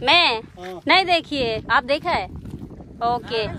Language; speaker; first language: Hindi; non-native, local second language; Telugu